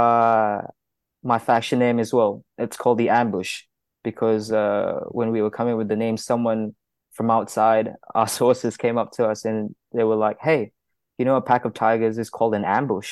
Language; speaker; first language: English; non-native, local second language; Malay